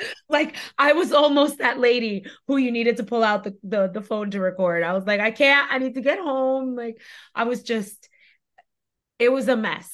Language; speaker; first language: English; early bilingual, other home language; Spanish